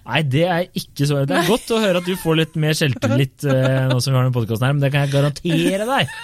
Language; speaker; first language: Norwegian; native; Norwegian